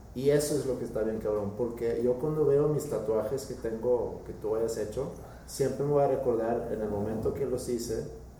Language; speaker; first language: Spanish; non-native, fluent; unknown